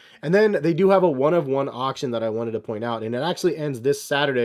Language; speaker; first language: English; native; English